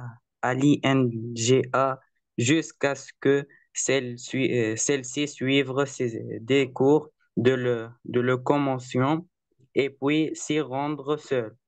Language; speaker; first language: French; non-native, learner; Arabic